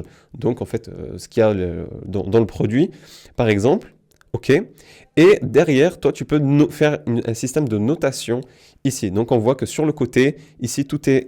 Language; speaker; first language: French; native; French